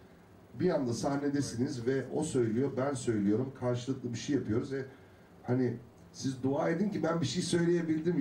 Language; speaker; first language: Turkish; native; Turkish